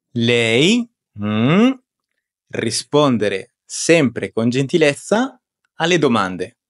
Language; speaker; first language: Italian; non-native, fluent; Spanish